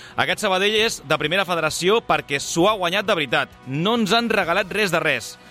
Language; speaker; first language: Catalan; native; Catalan